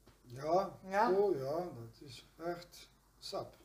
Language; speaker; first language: Dutch; non-native, learner; Serbian